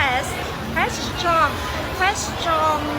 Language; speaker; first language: English; non-native, learner; Vietnamese